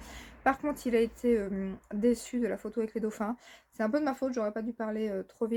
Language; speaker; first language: French; native; French